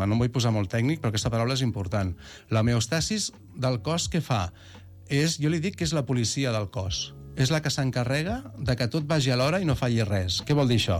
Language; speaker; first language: Catalan; native; Catalan